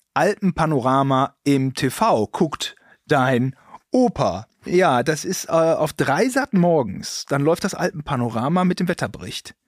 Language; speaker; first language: German; native; German